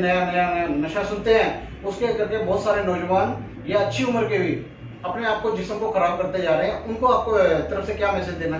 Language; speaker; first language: Hindi; native; Hindi